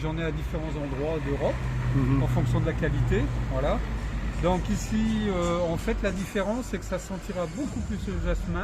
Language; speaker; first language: French; native; French